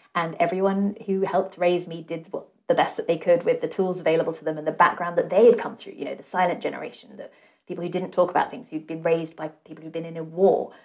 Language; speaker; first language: English; native; English